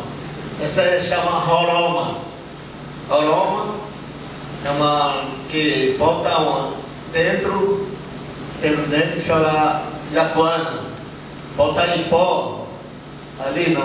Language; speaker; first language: Portuguese; non-native, local second language; Yanomámi